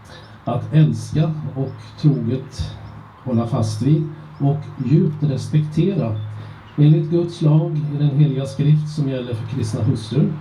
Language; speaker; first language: Swedish; native; Swedish